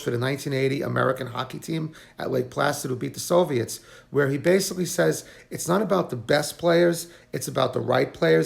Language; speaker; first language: English; native; English